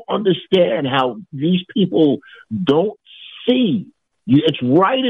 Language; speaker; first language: English; native; English